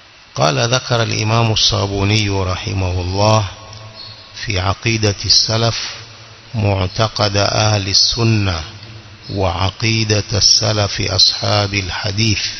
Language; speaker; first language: Arabic; non-native, fluent; Swahili